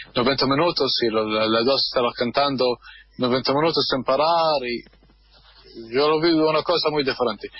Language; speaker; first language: Spanish; non-native, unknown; Arabic